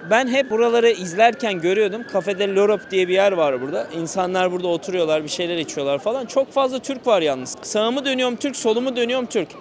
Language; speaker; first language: Turkish; native; Turkish